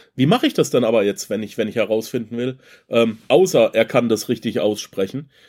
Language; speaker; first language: German; native; German